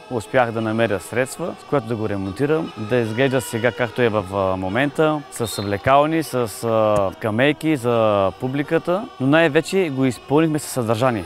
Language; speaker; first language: Bulgarian; native; Bulgarian